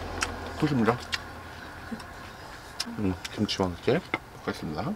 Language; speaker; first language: Korean; native; Korean